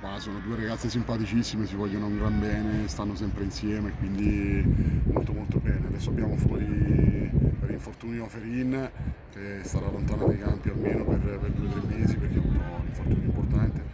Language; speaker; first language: Italian; native; Italian